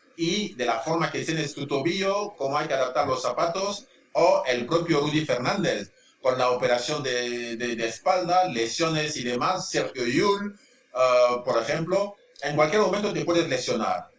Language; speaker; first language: Spanish; non-native, fluent; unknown